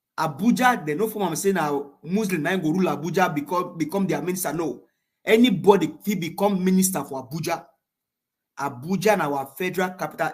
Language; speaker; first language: Nigerian Pidgin; non-native, local second language; Yoruba